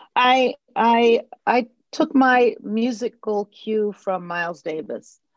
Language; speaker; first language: English; native; English